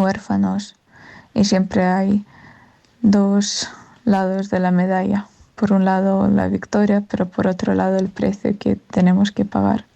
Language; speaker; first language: Spanish; non-native, fluent; Ukrainian